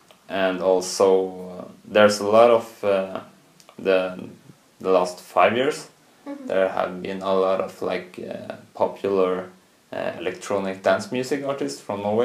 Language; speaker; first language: English; non-native, fluent; Norwegian